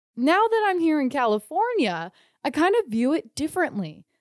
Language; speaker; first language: English; native; English